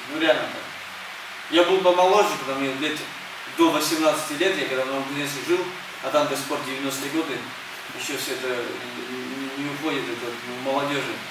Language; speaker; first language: Russian; early bilingual, other home language; Armenian